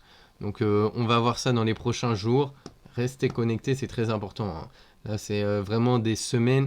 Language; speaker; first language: French; native; French